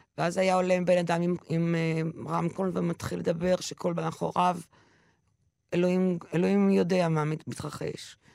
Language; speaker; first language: Hebrew; non-native, local second language; French